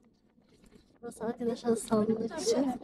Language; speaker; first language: Turkish; non-native, learner; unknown